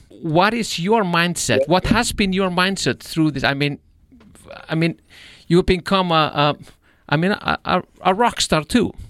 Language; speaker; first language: English; non-native, fluent; Icelandic